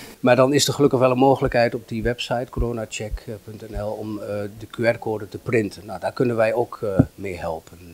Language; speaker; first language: Dutch; native; Dutch